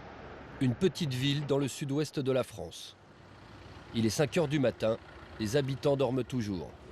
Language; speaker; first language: French; native; French